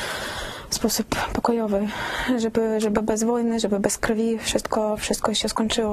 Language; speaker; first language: Polish; non-native, fluent; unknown